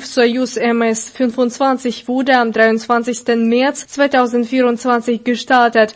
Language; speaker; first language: German; non-native, fluent; Russian